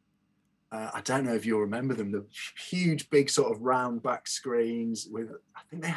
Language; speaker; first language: English; native; English